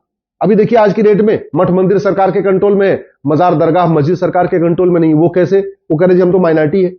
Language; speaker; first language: Hindi; native; Hindi